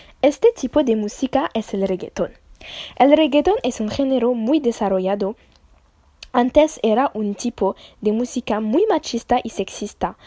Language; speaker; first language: Spanish; non-native, learner; French